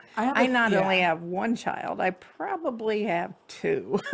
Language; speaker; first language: English; native; English